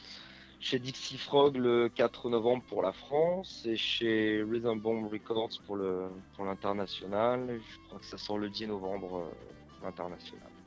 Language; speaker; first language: French; native; French